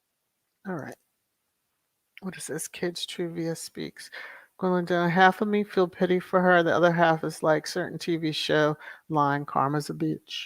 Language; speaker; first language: English; native; English